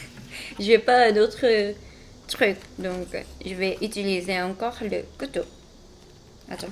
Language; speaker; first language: French; non-native, fluent; Korean